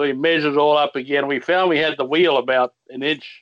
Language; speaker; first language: English; native; English